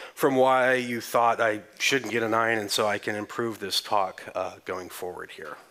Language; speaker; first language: English; native; English